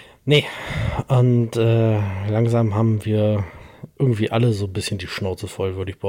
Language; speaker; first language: German; native; German